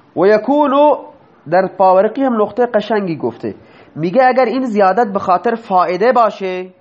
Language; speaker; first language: Persian; non-native, local second language; Baluchi